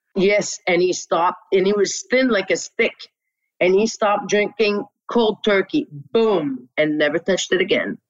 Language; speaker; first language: English; non-native, local second language; French